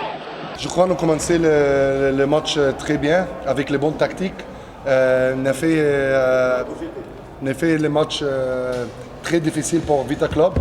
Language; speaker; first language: French; non-native, learner; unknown